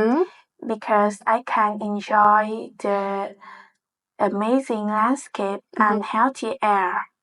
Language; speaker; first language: English; non-native, learner; Vietnamese